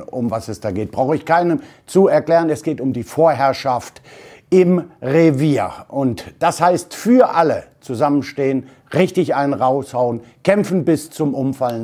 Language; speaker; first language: German; native; German